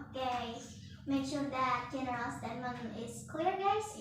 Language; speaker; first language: English; non-native, learner; Indonesian